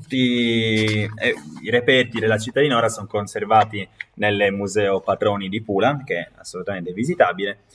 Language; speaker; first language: Italian; non-native, local second language; Sardinian